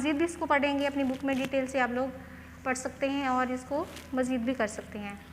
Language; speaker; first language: Hindi; non-native, local second language; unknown